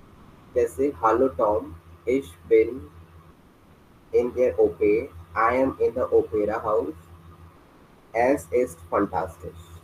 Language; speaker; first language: German; non-native, fluent; Hindi